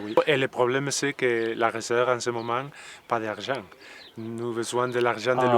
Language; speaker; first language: French; non-native, learner; Spanish